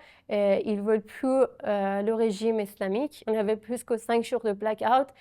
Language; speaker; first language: French; non-native, fluent; Persian